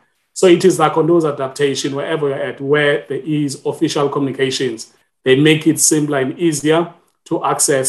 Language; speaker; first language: English; non-native, local second language; Xhosa